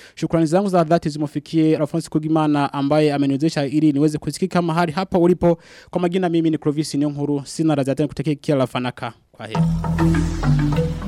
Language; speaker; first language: Swahili; non-native, local second language; Rundi